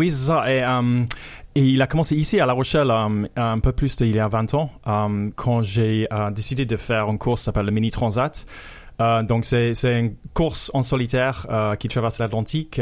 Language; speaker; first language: French; non-native, fluent; English